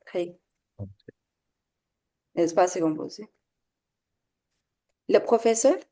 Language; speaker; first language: French; non-native, fluent; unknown